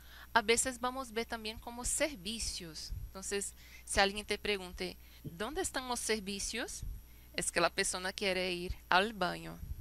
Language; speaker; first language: Spanish; non-native, fluent; Portuguese